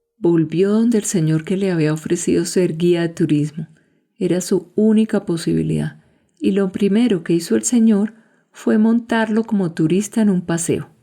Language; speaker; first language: Spanish; native; Spanish